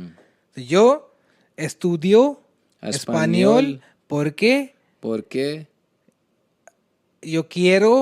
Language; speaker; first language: Spanish; non-native, learner; Hindi